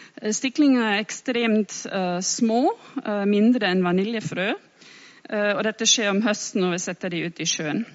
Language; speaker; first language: Norwegian; non-native, fluent; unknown